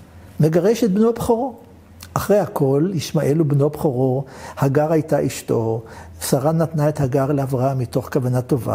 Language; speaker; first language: Hebrew; native; Hebrew